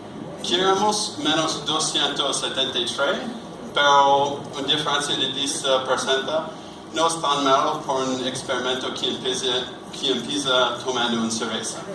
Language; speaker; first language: Spanish; non-native, learner; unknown